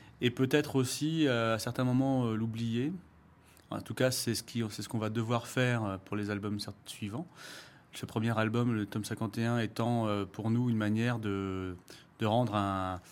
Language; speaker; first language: French; native; French